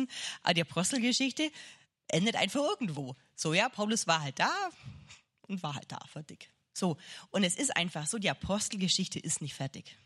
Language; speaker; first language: German; native; German